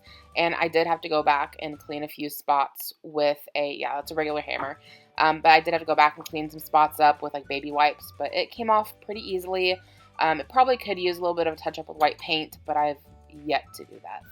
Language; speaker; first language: English; native; English